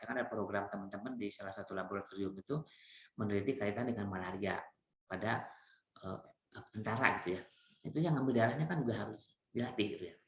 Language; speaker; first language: Indonesian; native; Indonesian